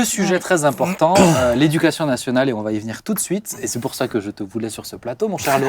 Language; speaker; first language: French; native; French